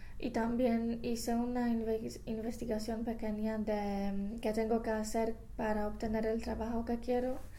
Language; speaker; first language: Spanish; non-native, fluent; Polish